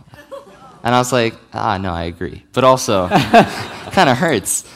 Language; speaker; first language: English; native; English